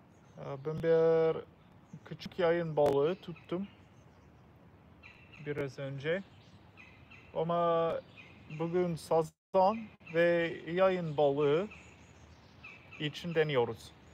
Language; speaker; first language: Turkish; non-native, learner; English